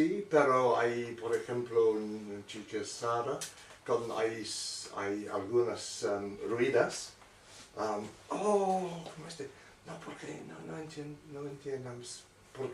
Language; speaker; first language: Spanish; non-native, learner; English